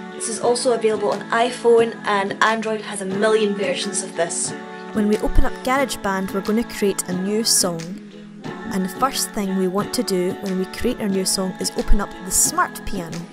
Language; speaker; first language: English; native; English